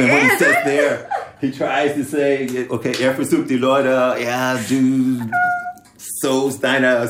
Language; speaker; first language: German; non-native, learner; English